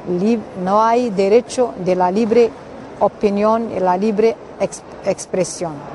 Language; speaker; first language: Spanish; non-native, fluent; Arabic